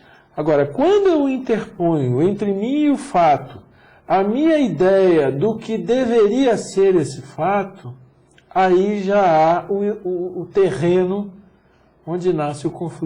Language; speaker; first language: Portuguese; native; Portuguese